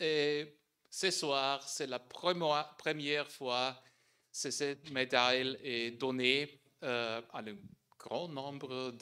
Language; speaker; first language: French; non-native, fluent; German